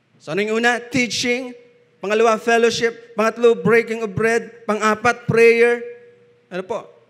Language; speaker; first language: Filipino; non-native, local second language; Bikol